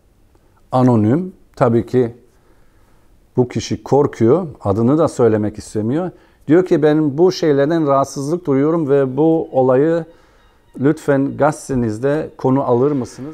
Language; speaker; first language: Turkish; non-native, fluent; German